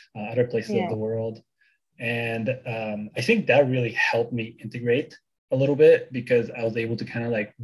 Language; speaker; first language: English; early bilingual, other home language; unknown